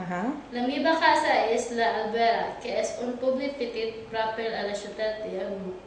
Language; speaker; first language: Catalan; non-native, learner; Cebuano